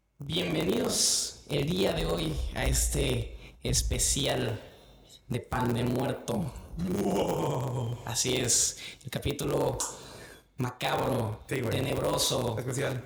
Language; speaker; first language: Spanish; native; Spanish